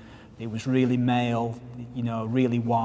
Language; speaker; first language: English; native; English